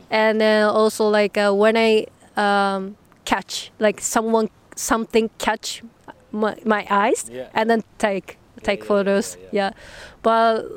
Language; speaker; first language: English; non-native, learner; Japanese